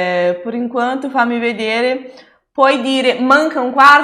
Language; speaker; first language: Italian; non-native, fluent; Portuguese